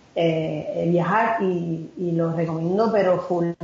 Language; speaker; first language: Spanish; native; Spanish